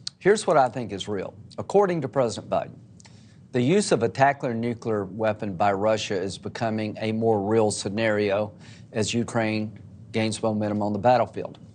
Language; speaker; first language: English; native; English